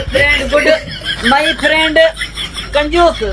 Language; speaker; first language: English; non-native, learner; Urdu